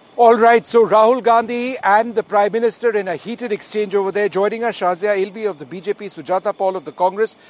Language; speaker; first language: English; non-native, local second language; Hindi